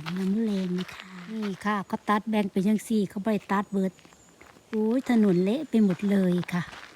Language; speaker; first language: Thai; non-native, local second language; Northeastern Thai